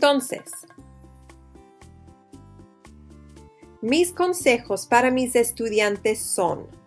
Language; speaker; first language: Spanish; non-native, fluent; English